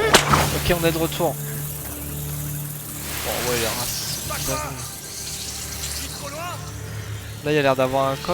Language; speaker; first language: French; native; French